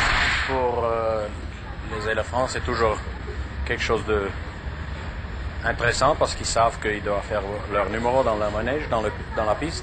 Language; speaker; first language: French; non-native, fluent; German